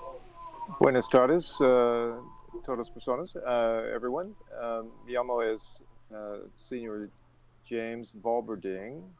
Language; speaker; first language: Spanish; non-native, learner; English